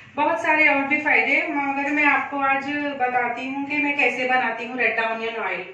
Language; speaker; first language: Hindi; non-native, local second language; Punjabi